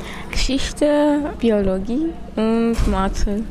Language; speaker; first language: German; early bilingual, other home language; Armenian